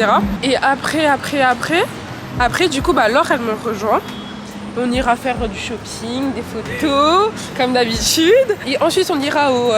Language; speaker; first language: French; native; French